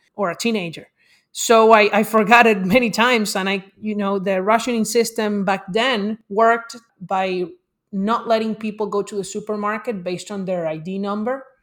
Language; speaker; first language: English; non-native, fluent; Spanish